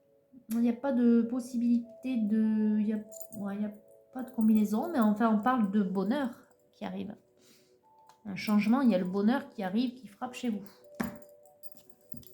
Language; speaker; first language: French; native; French